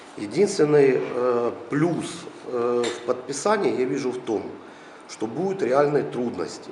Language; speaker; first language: Russian; native; Russian